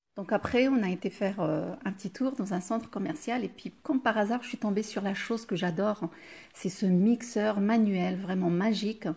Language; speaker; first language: French; non-native, local second language; Arabic